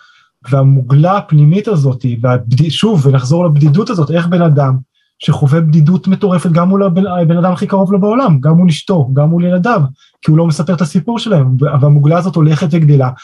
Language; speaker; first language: Hebrew; native; Hebrew